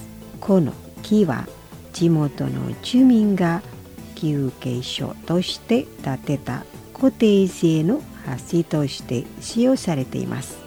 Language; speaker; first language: Japanese; non-native, fluent; Indonesian